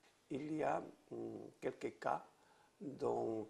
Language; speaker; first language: French; non-native, fluent; Spanish